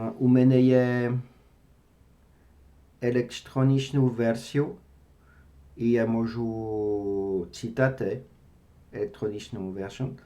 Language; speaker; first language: Polish; non-native, learner; French